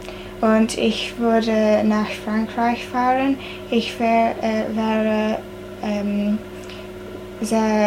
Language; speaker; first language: German; non-native, learner; English